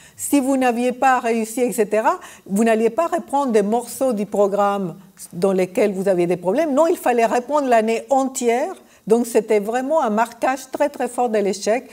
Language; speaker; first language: French; non-native, fluent; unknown